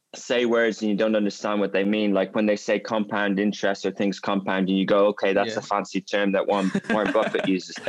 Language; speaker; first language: English; native; English